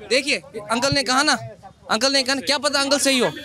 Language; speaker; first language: Hindi; native; Hindi